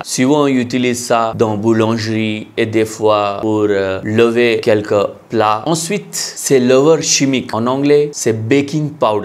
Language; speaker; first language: French; non-native, learner; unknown